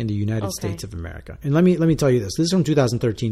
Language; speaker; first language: English; non-native, fluent; Spanish